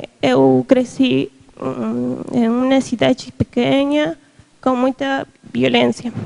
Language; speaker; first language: Portuguese; non-native, learner; Spanish